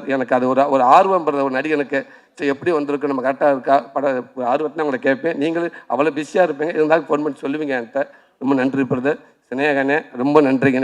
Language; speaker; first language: Tamil; native; Tamil